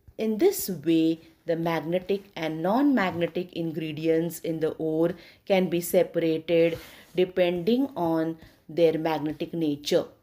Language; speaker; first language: English; non-native, local second language; Marathi